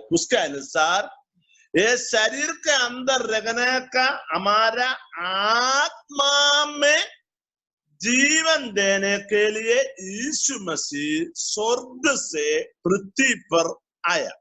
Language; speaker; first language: Hindi; non-native, learner; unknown